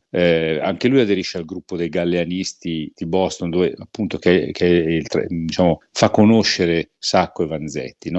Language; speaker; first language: Italian; native; Italian